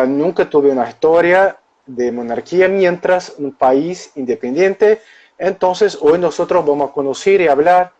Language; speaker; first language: Spanish; non-native, local second language; Portuguese